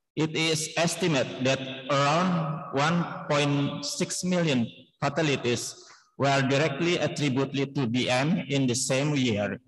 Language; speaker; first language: English; non-native, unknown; Indonesian